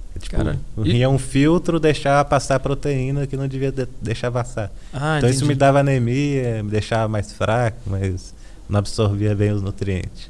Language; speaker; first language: Portuguese; native; Portuguese